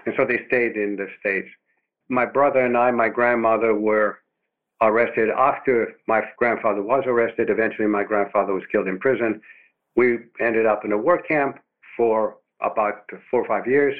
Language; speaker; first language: English; non-native, fluent; Romanian